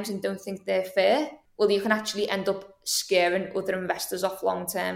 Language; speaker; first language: English; native; English